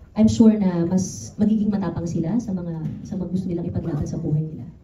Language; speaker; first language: Filipino; native; Filipino